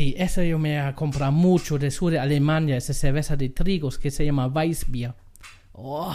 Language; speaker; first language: Spanish; non-native, learner; German